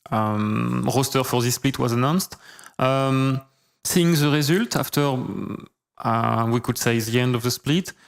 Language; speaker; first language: English; non-native, fluent; French